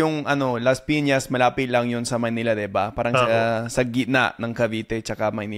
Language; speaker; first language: Filipino; non-native, fluent; English